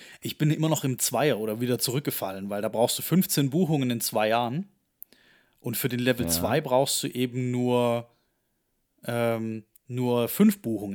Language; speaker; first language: German; native; German